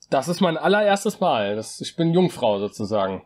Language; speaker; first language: German; native; German